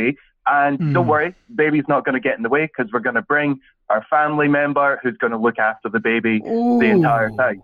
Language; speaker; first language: English; native; English